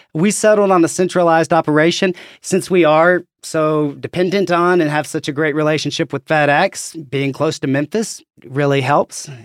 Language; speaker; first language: English; native; English